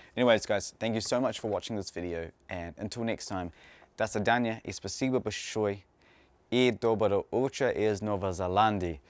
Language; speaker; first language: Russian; non-native, learner; English